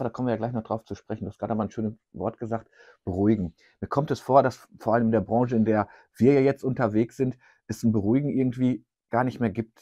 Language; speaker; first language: German; native; German